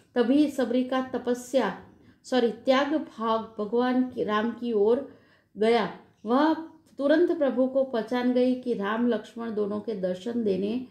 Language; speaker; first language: Hindi; non-native, local second language; Gujarati